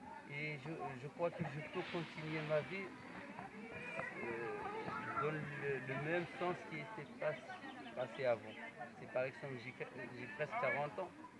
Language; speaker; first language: French; non-native, learner; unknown